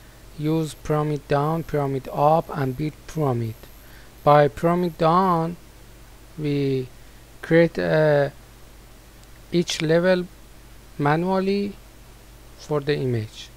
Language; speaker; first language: English; non-native, fluent; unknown